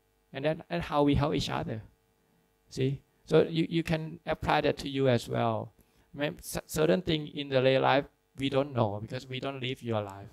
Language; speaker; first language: English; non-native, fluent; Thai